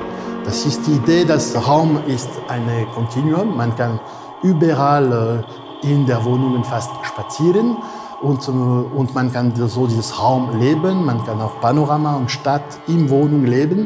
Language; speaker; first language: German; non-native, fluent; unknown